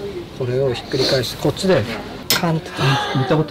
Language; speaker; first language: Japanese; native; Japanese